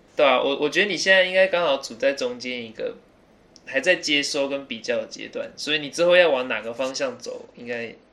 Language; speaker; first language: Chinese; early bilingual, other home language; English